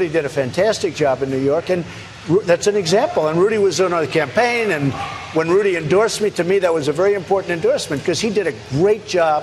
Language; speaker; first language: English; native; English